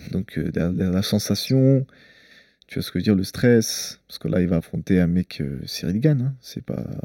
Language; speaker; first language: French; early bilingual, other home language; Chechen